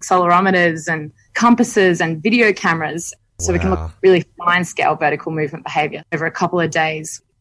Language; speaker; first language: English; native; English